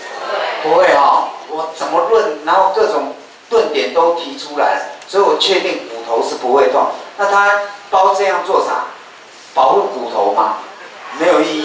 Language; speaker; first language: Chinese; native; Chinese